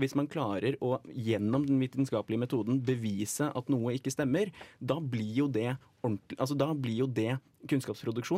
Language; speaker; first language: Norwegian; native; Norwegian